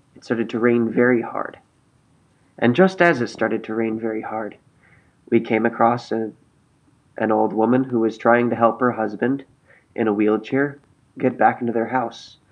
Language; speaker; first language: English; native; English